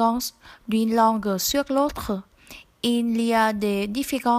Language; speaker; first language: French; non-native, learner; Vietnamese